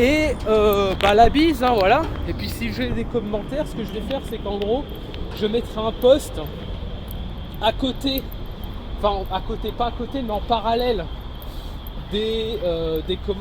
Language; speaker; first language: French; native; French